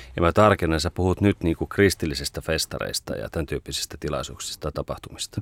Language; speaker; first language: Finnish; native; Finnish